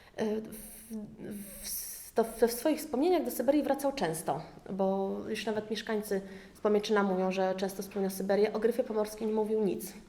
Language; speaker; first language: Polish; native; Polish